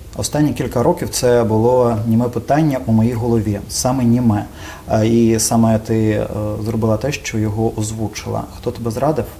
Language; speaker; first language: Ukrainian; native; Ukrainian